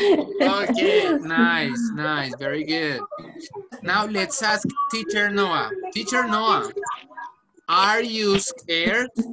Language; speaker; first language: English; non-native, fluent; Spanish